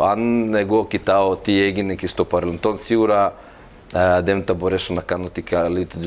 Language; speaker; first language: Greek; non-native, fluent; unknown